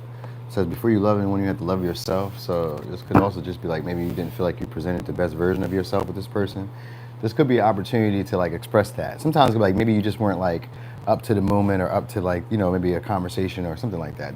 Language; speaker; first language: English; native; English